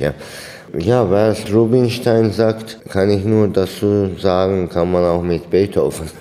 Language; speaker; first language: German; non-native, fluent; Turkish